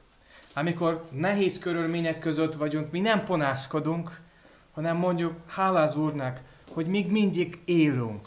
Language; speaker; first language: Hungarian; non-native, fluent; English